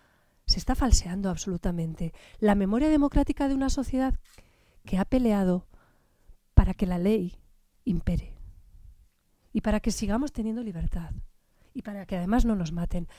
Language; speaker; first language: Spanish; native; Spanish